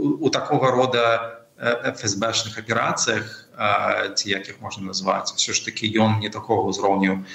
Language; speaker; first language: Belarusian; non-native, local second language; Russian